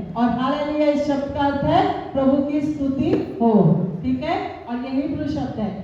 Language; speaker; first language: Hindi; native; Hindi